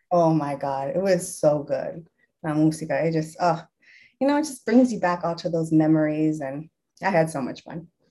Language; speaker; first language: English; early bilingual, other home language; Spanish